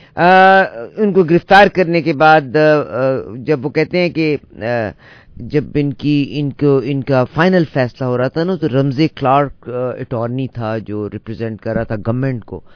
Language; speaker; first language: Urdu; native; Urdu